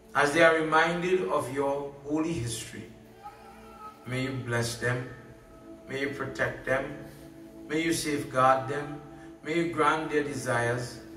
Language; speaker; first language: English; native; English